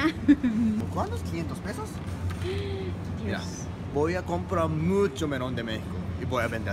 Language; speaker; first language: Spanish; non-native, learner; Japanese